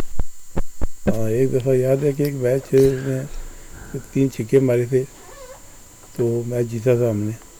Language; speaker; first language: Hindi; early bilingual, other home language; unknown